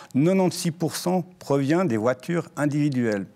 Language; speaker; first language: French; native; French